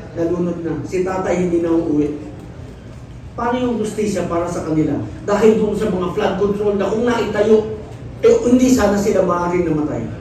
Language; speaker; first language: Filipino; native; Filipino